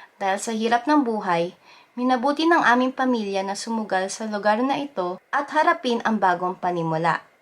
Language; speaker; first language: Filipino; native; Filipino